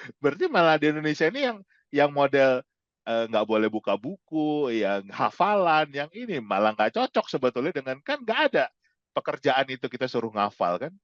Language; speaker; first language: Indonesian; native; Indonesian